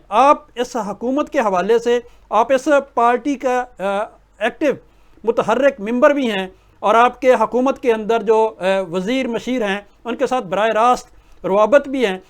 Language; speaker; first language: Urdu; native; Urdu